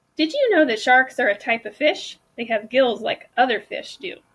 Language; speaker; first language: English; native; English